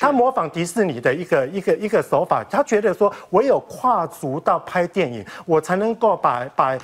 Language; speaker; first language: Chinese; native; Chinese